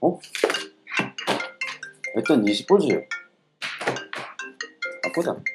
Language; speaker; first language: Russian; non-native, learner; Korean